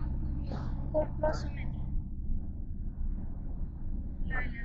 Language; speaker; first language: French; non-native, learner; Russian